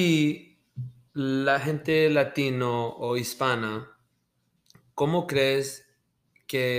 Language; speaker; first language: Spanish; early bilingual, heritage; Spanish